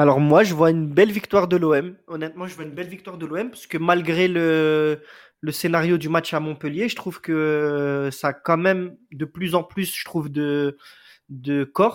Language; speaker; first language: French; native; French